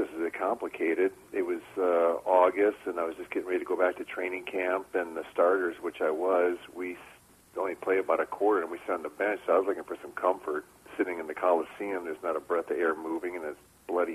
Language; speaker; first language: English; native; English